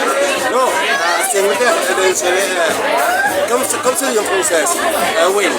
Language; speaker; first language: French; non-native, learner; Catalan